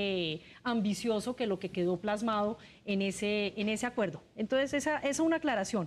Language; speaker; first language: Spanish; native; Spanish